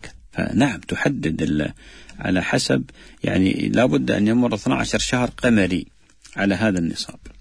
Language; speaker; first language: Arabic; native; Arabic